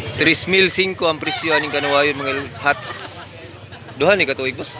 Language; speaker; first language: Cebuano; native; Cebuano